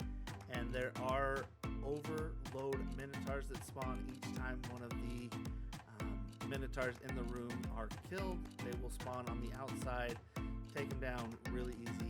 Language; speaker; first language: English; native; English